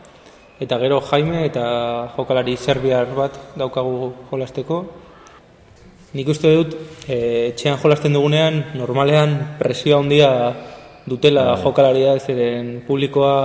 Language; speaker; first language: Basque; non-native, local second language; Spanish